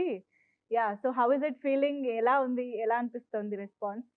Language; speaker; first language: Telugu; native; Telugu